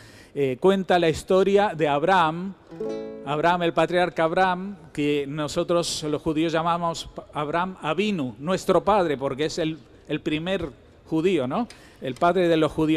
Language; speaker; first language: Spanish; native; Spanish